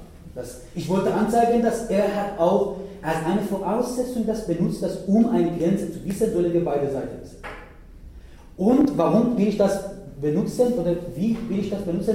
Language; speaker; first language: German; non-native, learner; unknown